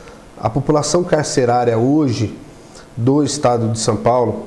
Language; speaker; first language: Portuguese; native; Portuguese